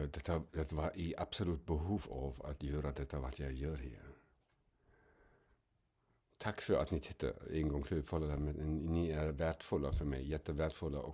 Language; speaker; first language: Swedish; non-native, fluent; German